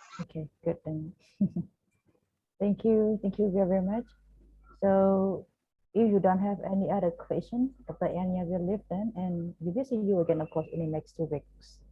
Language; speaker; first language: English; non-native, fluent; Khmer